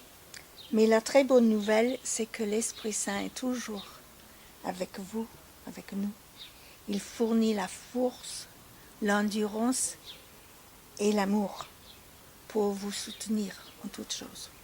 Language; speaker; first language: French; non-native, fluent; English